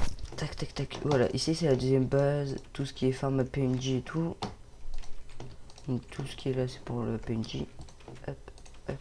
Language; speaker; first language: French; native; French